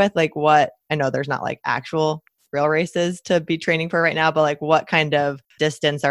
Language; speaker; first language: English; native; English